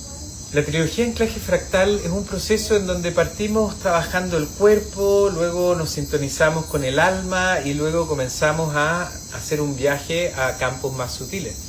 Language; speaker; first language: Spanish; native; Spanish